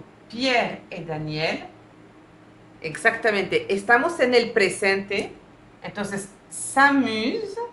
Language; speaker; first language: Spanish; non-native, fluent; French